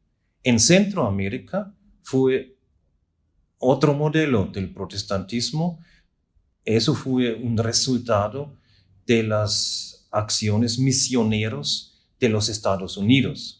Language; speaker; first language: Spanish; non-native, fluent; German